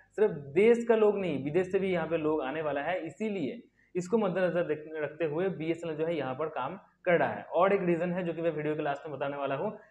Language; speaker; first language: Hindi; native; Hindi